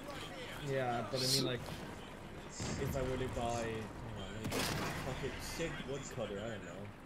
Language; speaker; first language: English; native; English